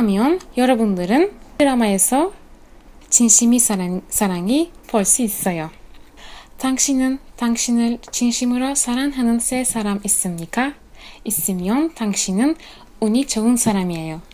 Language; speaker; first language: Korean; non-native, learner; Turkish